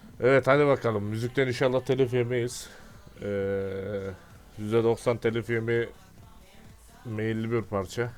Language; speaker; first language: Turkish; native; Turkish